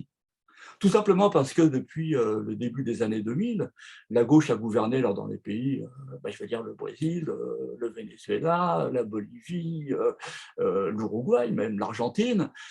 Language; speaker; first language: French; native; French